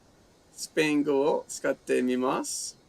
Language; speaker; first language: Japanese; non-native, fluent; English